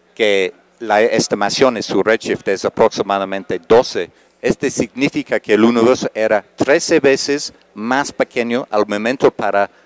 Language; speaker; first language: Spanish; non-native, fluent; English